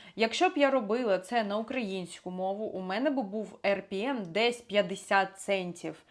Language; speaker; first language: Ukrainian; non-native, local second language; Russian